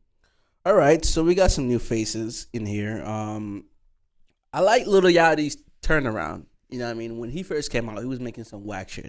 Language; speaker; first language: English; native; English